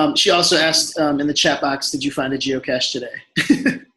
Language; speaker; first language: English; native; English